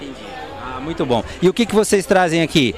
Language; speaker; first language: Portuguese; native; Portuguese